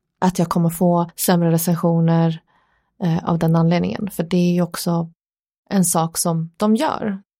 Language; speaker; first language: Swedish; early bilingual, other home language; Persian